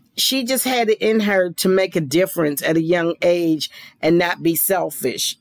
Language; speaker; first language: English; native; English